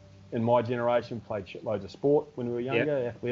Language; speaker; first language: English; native; English